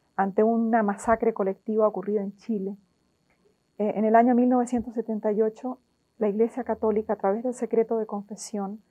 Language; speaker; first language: Spanish; native; Spanish